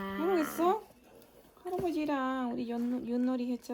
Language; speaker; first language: Korean; non-native, fluent; Spanish